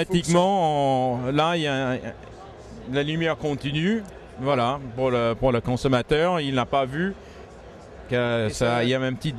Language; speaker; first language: French; native; French